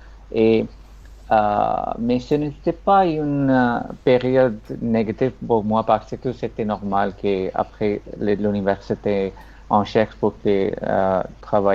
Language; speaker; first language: French; non-native, learner; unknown